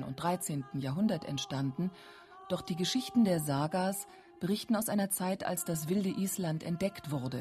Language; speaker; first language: German; native; German